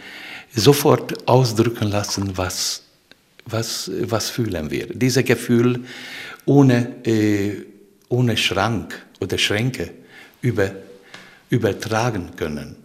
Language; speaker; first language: German; non-native, fluent; Hungarian